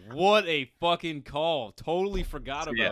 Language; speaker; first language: English; native; English